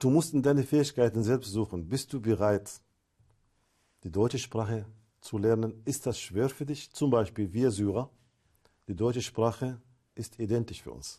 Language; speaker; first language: German; non-native, fluent; Arabic